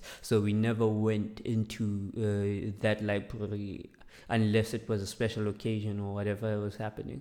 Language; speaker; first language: English; non-native, local second language; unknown